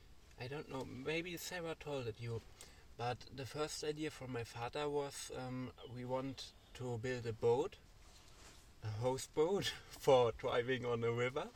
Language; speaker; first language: English; non-native, learner; German